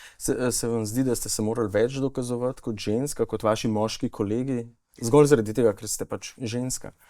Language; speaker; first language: Slovenian; native; Slovenian